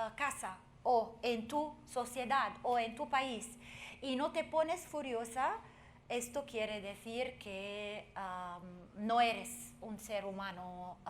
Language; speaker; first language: Spanish; non-native, fluent; Arabic